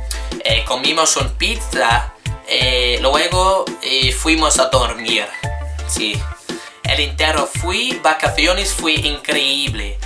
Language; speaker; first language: Spanish; non-native, learner; English